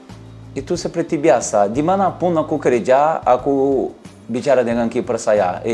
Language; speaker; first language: Indonesian; non-native, learner; Portuguese